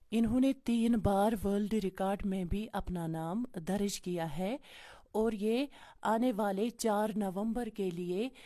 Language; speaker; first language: Urdu; non-native, local second language; Kashmiri